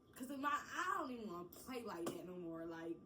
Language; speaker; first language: English; native; English